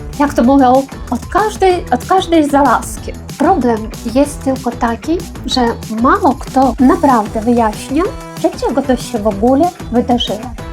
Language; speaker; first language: Polish; non-native, fluent; Ukrainian